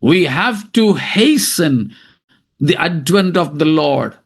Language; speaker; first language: English; non-native, local second language; Malayalam